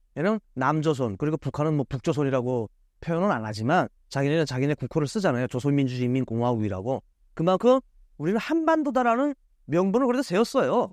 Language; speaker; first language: Korean; native; Korean